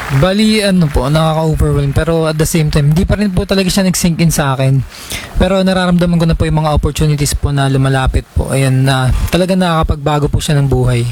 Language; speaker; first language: Filipino; native; Filipino